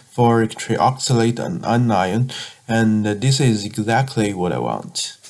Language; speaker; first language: English; non-native, learner; Chinese